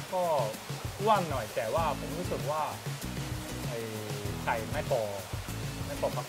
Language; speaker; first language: Thai; non-native, fluent; Japanese